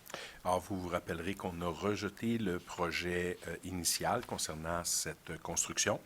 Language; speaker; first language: French; native; French